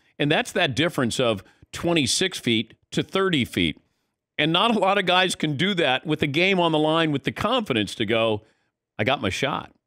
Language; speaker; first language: English; native; English